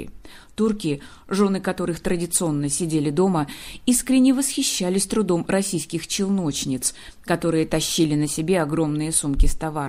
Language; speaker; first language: Russian; native; Russian